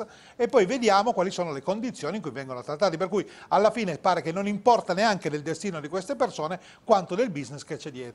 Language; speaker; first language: Italian; native; Italian